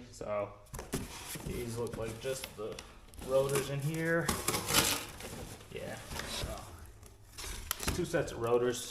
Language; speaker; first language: English; native; English